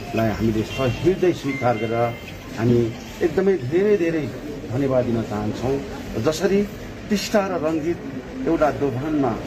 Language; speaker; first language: Nepali; native; Nepali